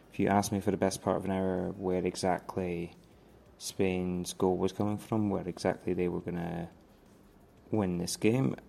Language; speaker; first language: English; native; English